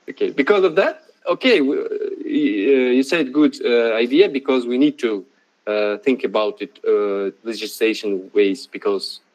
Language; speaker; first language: English; non-native, fluent; Russian